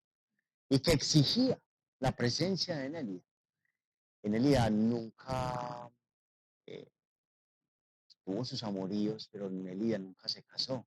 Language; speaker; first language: Spanish; native; Spanish